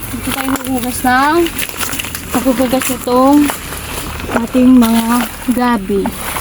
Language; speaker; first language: Filipino; native; Filipino